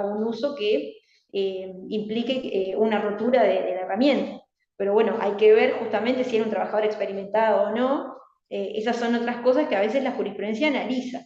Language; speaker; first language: Spanish; native; Spanish